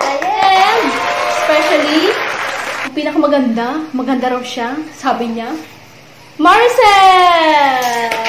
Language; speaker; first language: Filipino; non-native, local second language; Cebuano